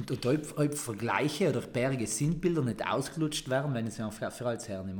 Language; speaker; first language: German; native; German